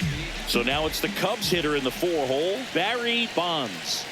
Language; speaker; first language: English; native; English